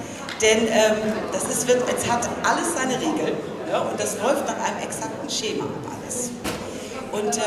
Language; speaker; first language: German; native; German